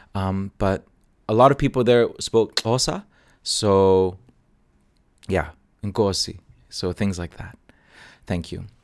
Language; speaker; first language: English; non-native, local second language; Cantonese